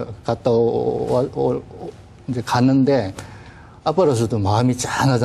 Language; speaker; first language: Korean; native; Korean